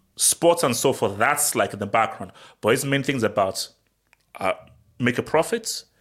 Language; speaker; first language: English; early bilingual, other home language; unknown